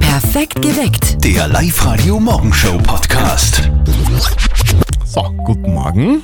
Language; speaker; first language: German; native; German